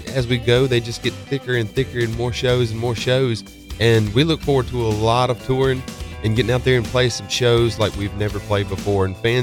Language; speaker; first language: English; native; English